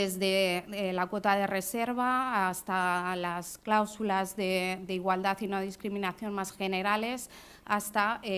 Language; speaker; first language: Spanish; native; Spanish